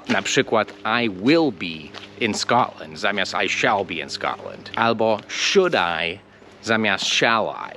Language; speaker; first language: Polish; non-native, fluent; English